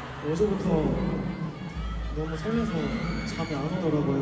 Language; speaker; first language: Korean; native; Korean